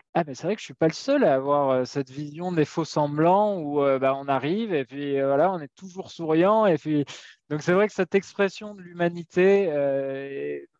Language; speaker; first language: French; native; French